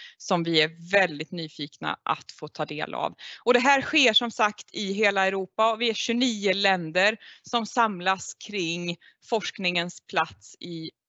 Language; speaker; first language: Swedish; native; Swedish